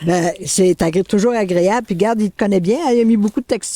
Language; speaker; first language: French; native; French